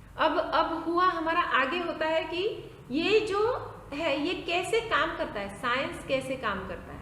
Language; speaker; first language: Hindi; non-native, local second language; Marathi